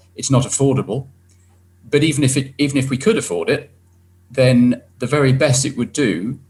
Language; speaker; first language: English; native; English